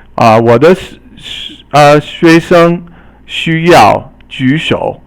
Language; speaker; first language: Chinese; non-native, learner; English